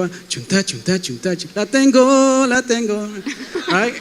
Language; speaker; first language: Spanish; native; Spanish